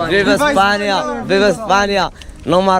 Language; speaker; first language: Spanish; non-native, learner; Arabic